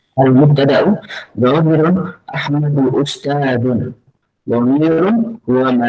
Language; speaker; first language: Arabic; non-native, learner; Indonesian